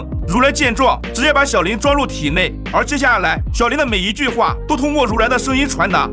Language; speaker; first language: Chinese; native; Chinese